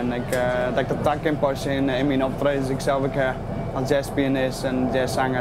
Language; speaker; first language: Dutch; non-native, local second language; Western Frisian